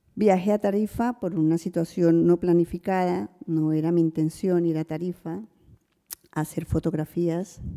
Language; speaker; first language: Spanish; native; Spanish